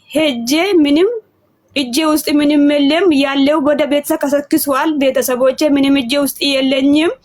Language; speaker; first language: Amharic; non-native, local second language; Oromo